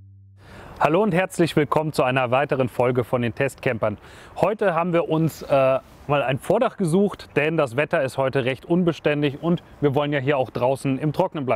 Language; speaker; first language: German; native; German